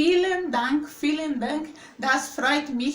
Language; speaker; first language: German; non-native, fluent; Portuguese